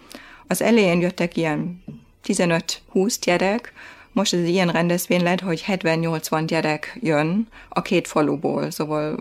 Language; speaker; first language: Hungarian; non-native, fluent; German